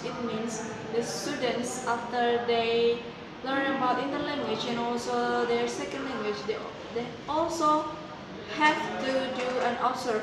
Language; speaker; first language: English; non-native, learner; Indonesian